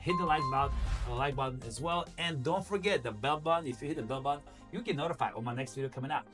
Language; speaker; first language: English; non-native, fluent; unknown